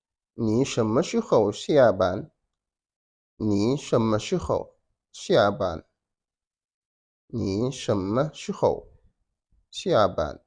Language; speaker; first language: Chinese; non-native, fluent; Wolof